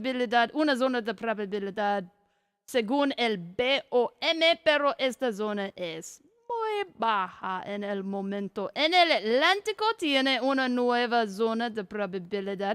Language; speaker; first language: Spanish; non-native, learner; English